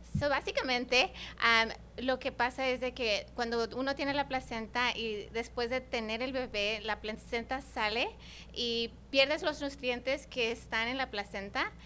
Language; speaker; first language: Spanish; early bilingual, heritage; Spanish